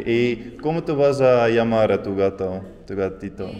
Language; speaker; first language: Spanish; non-native, learner; Dutch